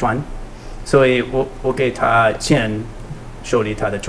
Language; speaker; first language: Chinese; non-native, learner; English